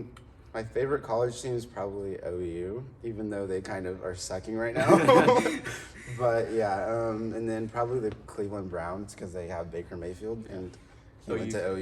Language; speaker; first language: English; native; English